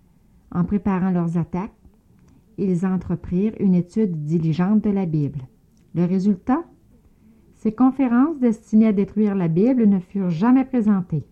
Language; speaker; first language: French; native; French